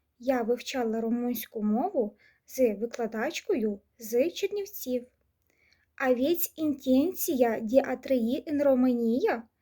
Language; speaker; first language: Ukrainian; native; Ukrainian